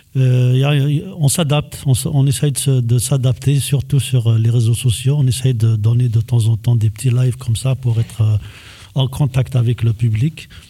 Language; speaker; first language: French; non-native, local second language; Kabyle